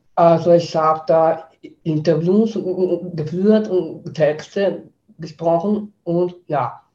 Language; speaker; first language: German; native; German